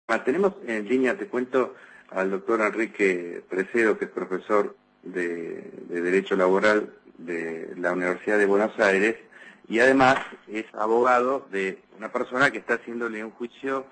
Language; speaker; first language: Spanish; native; Spanish